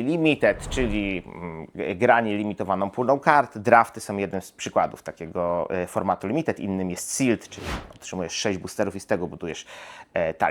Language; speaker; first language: Polish; native; Polish